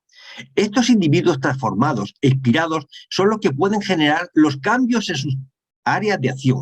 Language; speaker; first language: Spanish; native; Spanish